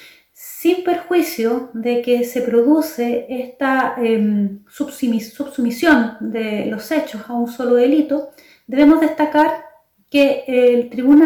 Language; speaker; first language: Spanish; native; Spanish